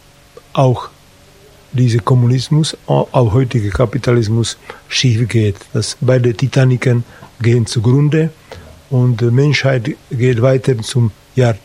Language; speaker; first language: German; non-native, fluent; Slovak